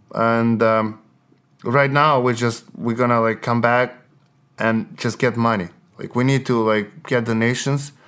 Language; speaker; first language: English; non-native, fluent; Ukrainian